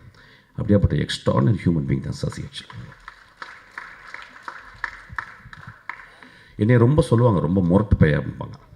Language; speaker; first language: Tamil; native; Tamil